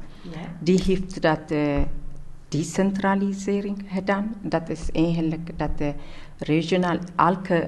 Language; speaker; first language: Dutch; non-native, learner; Tigrinya